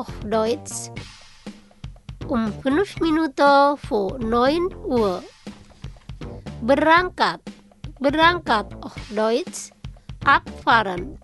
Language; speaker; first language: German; non-native, learner; Indonesian